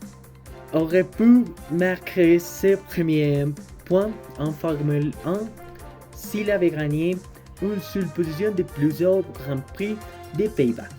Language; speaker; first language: French; non-native, learner; Spanish